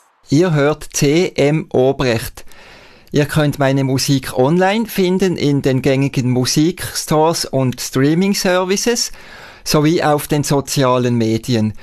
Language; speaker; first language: German; native; German